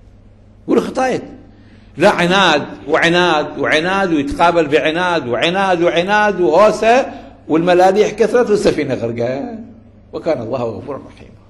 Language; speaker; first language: Arabic; native; Arabic